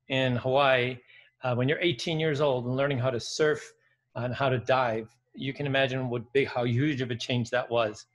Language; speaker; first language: English; early bilingual, other home language; Dutch